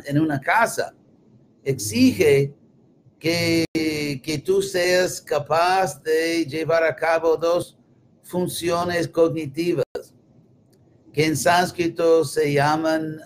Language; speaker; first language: Spanish; non-native, fluent; English